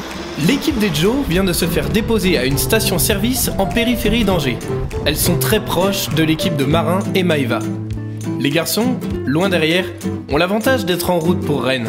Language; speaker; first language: French; native; French